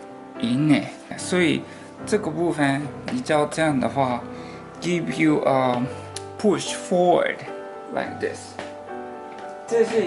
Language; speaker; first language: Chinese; non-native, fluent; Japanese